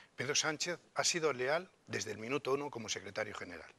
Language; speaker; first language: Spanish; native; Spanish